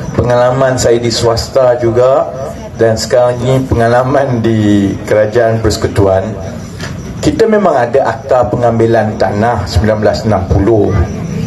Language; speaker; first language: Malay; native; Malay